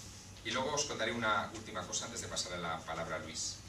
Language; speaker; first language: Spanish; native; Spanish